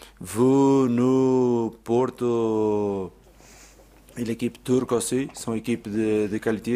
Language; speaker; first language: French; non-native, learner; Portuguese